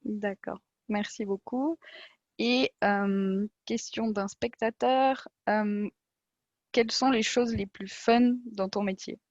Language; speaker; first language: French; native; French